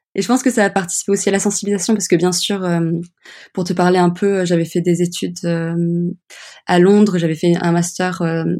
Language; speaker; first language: French; early bilingual, other home language; English